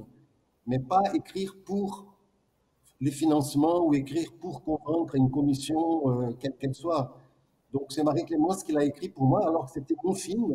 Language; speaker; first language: French; non-native, fluent; Portuguese